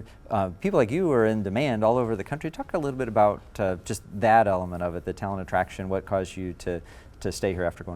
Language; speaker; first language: English; native; English